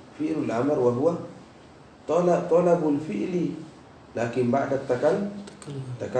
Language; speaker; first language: Arabic; non-native, fluent; Indonesian